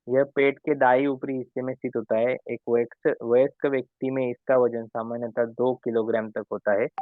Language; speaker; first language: Hindi; non-native, local second language; Marathi